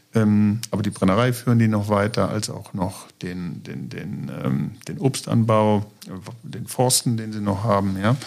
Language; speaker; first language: German; native; German